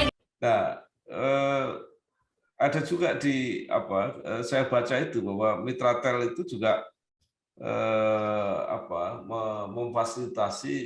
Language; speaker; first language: Indonesian; native; Indonesian